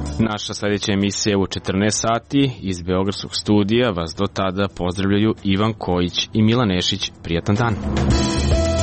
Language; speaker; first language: Serbian; native; Serbian